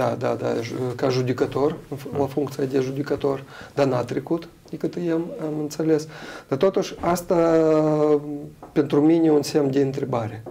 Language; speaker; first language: Romanian; non-native, local second language; Russian